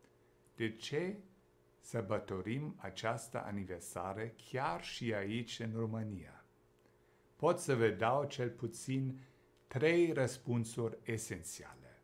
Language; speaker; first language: Romanian; non-native, fluent; German